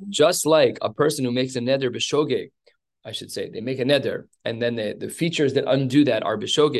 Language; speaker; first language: English; native; English